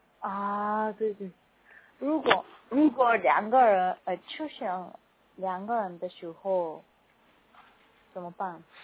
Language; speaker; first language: Chinese; non-native, learner; Korean